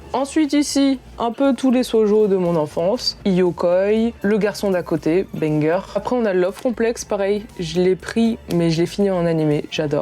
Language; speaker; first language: French; native; French